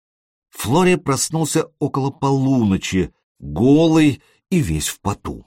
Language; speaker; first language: Russian; native; Russian